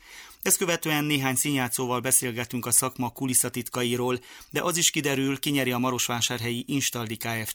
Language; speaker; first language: Hungarian; native; Hungarian